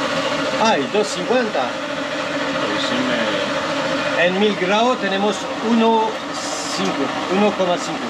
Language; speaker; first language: Spanish; non-native, learner; French